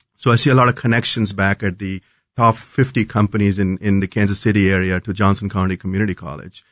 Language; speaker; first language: English; non-native, local second language; Hindi